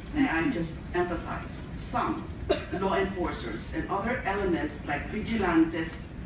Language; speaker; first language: English; non-native, local second language; Filipino